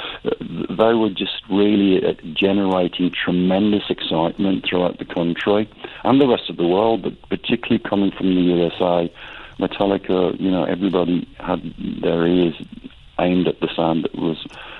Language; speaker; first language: English; native; English